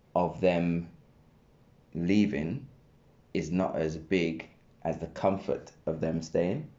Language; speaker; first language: English; native; English